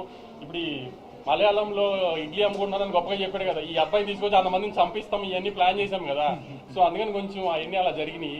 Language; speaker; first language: Telugu; native; Telugu